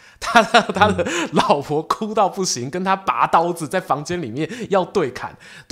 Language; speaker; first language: Chinese; native; Chinese